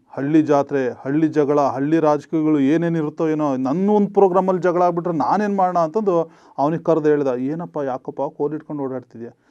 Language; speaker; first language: Kannada; native; Kannada